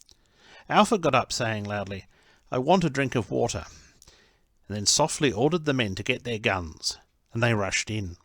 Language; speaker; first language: English; native; English